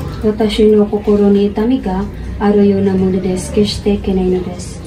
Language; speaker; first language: Japanese; non-native, learner; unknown